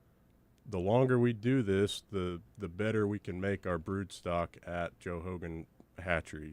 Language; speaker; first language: English; native; English